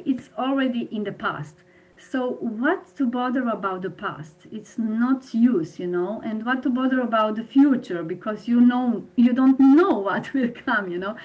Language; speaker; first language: English; non-native, fluent; Slovenian